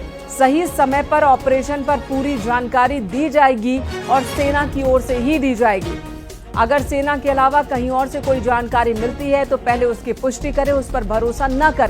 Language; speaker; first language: Hindi; native; Hindi